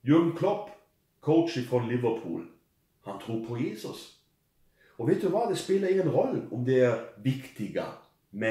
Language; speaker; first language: Swedish; non-native, fluent; German